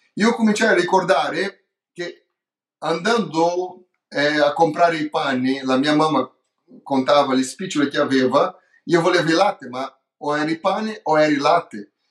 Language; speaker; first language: Italian; non-native, fluent; Portuguese